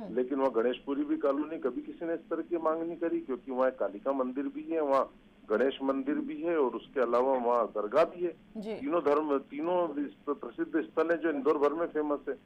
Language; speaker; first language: Hindi; native; Hindi